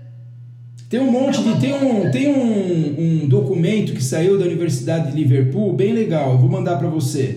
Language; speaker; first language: Portuguese; native; Portuguese